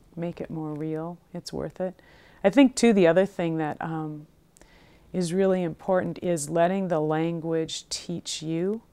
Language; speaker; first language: English; native; English